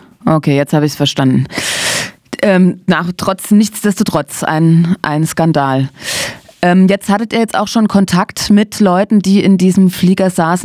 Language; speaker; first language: German; native; German